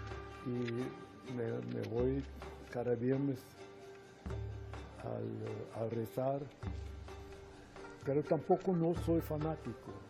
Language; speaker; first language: Spanish; non-native, fluent; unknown